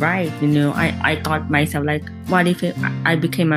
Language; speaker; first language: English; non-native, local second language; Filipino